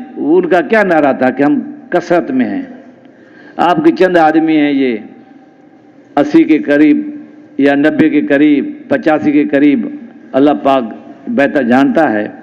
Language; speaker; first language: Urdu; non-native, local second language; Sindhi